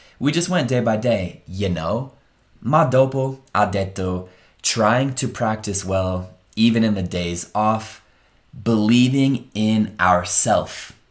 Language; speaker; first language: English; native; English